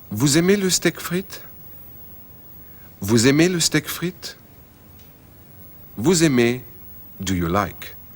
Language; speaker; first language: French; non-native, fluent; English